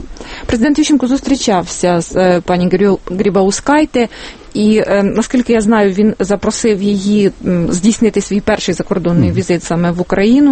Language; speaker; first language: Ukrainian; native; Ukrainian